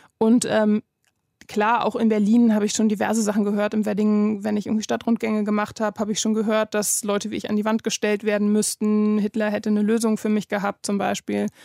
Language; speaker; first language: German; native; German